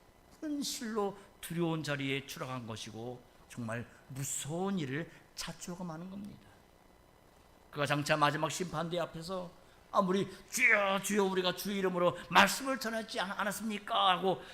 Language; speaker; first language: Korean; native; Korean